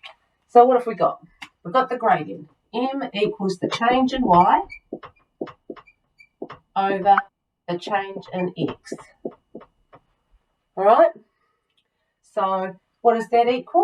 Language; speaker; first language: English; native; English